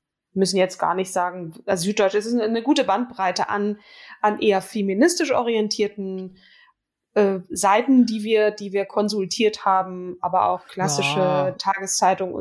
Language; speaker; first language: German; native; German